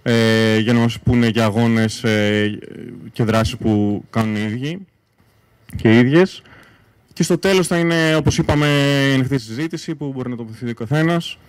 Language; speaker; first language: Greek; native; Greek